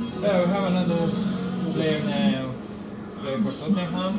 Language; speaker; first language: English; non-native, learner; Romanian